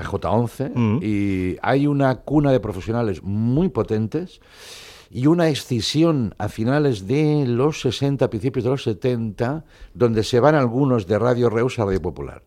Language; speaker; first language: Spanish; non-native, local second language; Catalan